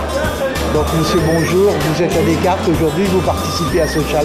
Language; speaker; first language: French; native; French